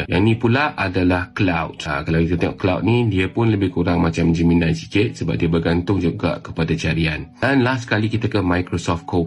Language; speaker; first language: Malay; native; Malay